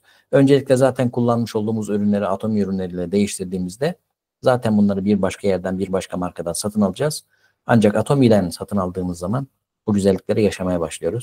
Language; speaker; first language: Turkish; native; Turkish